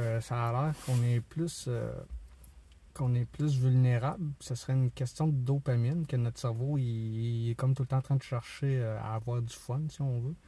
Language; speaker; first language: French; native; French